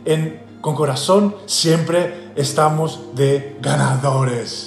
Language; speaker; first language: Spanish; non-native, learner; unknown